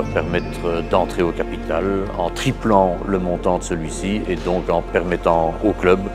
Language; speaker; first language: French; native; French